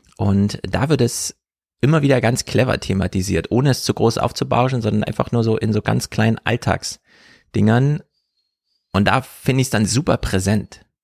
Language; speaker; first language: German; native; German